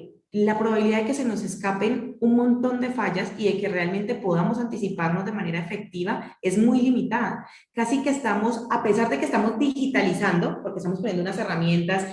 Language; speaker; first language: Spanish; native; Spanish